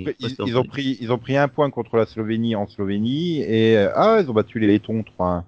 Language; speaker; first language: French; native; French